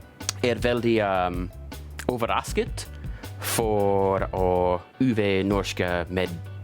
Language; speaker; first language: Norwegian; non-native, learner; English